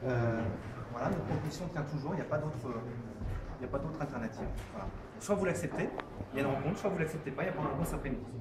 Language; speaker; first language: French; native; French